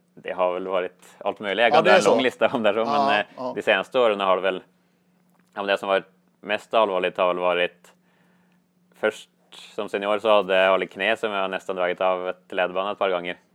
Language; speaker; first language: Swedish; non-native, fluent; Norwegian